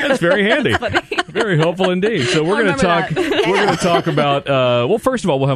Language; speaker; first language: English; native; English